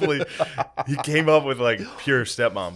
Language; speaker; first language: English; native; English